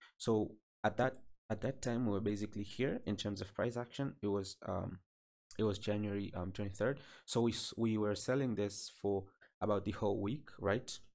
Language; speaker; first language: English; non-native, local second language; Swahili